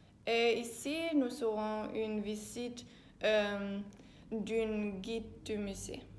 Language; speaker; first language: French; non-native, learner; Danish